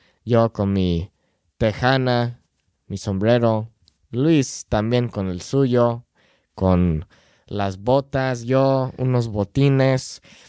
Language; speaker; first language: Spanish; non-native, fluent; English